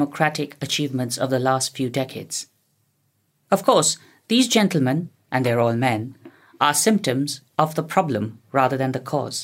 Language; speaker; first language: English; non-native, local second language; Hindi